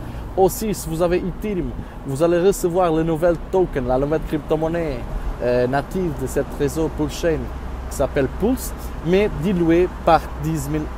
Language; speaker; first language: French; non-native, learner; Portuguese